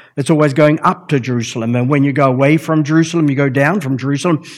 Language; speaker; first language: English; native; English